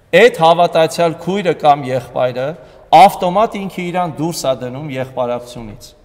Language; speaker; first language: Armenian; native; Armenian